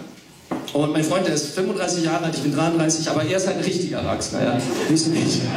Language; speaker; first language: German; early bilingual, other home language; English